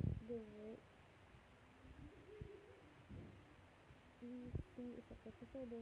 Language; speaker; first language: English; non-native, learner; Malay